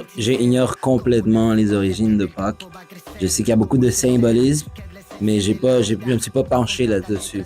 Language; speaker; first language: French; non-native, fluent; Spanish